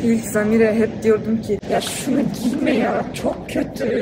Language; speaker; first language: Turkish; non-native, fluent; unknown